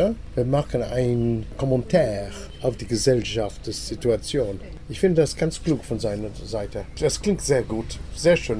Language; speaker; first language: German; non-native, fluent; English